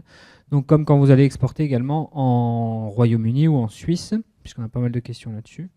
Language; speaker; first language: French; native; French